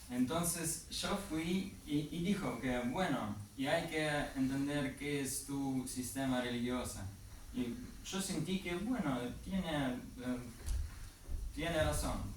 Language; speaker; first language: Spanish; non-native, learner; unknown